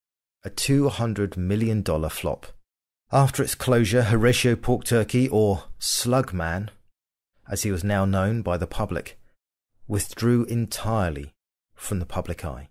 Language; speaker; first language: English; native; English